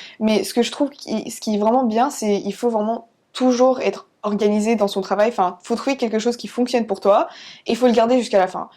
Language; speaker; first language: French; early bilingual, other home language; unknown